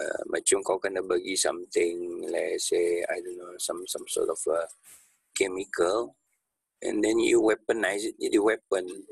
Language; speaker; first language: English; non-native, local second language; Malay